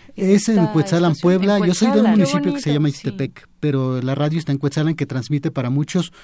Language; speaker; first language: Spanish; non-native, local second language; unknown